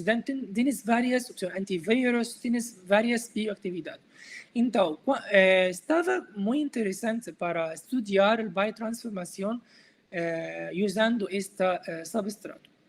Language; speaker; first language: Portuguese; non-native, learner; Arabic